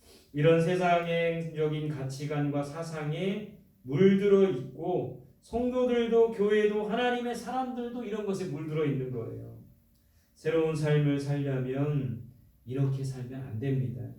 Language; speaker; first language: Korean; native; Korean